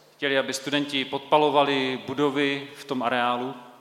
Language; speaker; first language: Czech; native; Czech